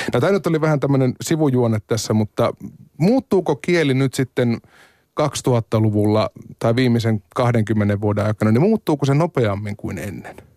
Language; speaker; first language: Finnish; native; Finnish